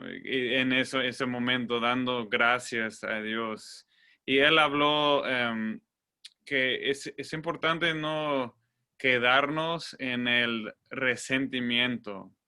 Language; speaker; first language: Spanish; non-native, fluent; English